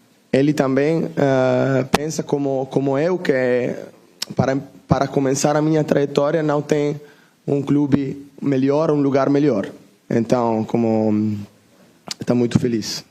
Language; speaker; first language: Portuguese; non-native, learner; Italian